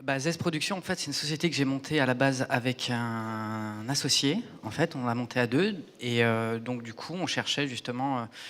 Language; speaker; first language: French; native; French